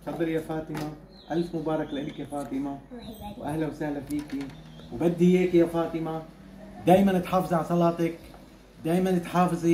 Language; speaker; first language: Arabic; native; Arabic